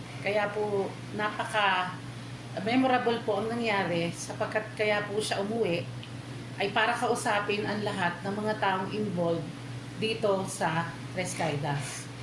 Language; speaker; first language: Filipino; native; Filipino